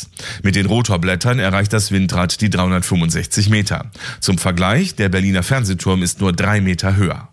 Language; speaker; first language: German; native; German